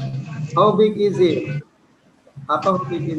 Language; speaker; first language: English; non-native, fluent; Indonesian